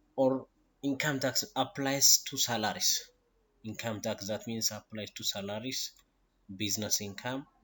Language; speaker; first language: English; non-native, local second language; Amharic